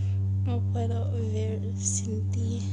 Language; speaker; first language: Spanish; non-native, learner; English